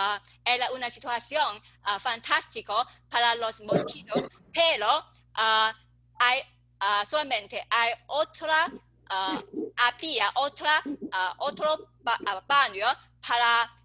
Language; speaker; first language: Spanish; non-native, learner; English